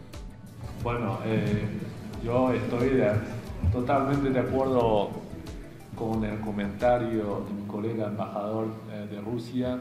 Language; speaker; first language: Spanish; non-native, fluent; Chinese